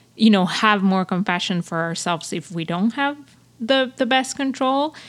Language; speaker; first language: English; non-native, fluent; Spanish